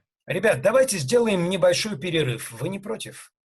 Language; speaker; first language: Russian; native; Russian